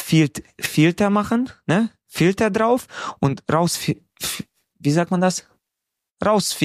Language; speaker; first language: German; non-native, fluent; Hungarian